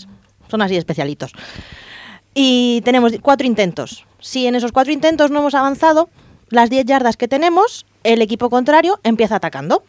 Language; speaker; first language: Spanish; native; Spanish